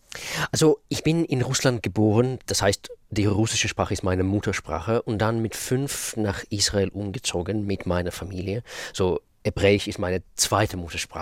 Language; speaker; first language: German; non-native, fluent; Russian